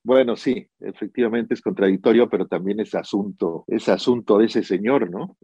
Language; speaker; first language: Spanish; native; Spanish